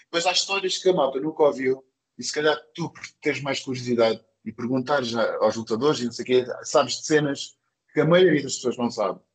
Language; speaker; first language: Portuguese; early bilingual, other home language; English